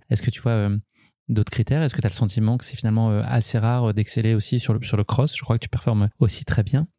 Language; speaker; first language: French; native; French